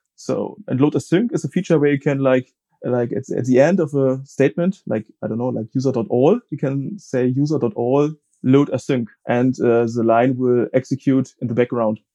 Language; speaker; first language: English; non-native, fluent; German